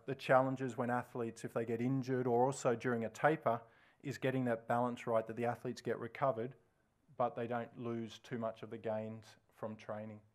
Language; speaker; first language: English; native; English